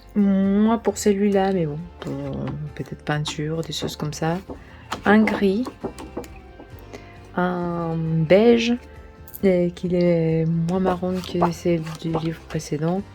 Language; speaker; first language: French; non-native, learner; Spanish